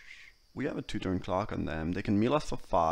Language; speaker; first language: English; non-native, fluent; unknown